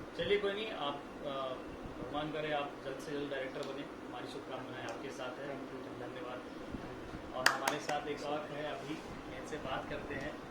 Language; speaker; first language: Hindi; native; Hindi